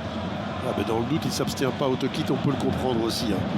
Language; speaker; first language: French; native; French